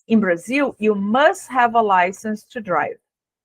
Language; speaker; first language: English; non-native, fluent; Portuguese